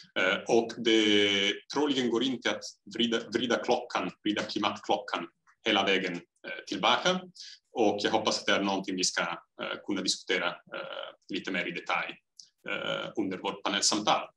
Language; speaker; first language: Swedish; non-native, fluent; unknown